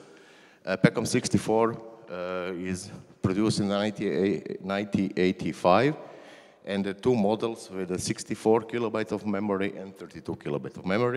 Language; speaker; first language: English; non-native, learner; Croatian